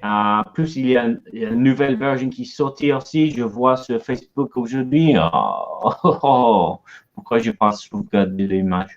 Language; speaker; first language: French; non-native, learner; English